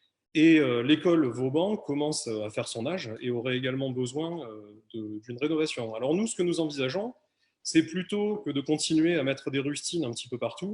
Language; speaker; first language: French; native; French